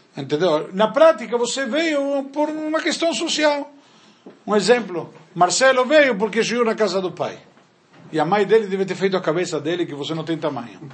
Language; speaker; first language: Portuguese; non-native, fluent; Spanish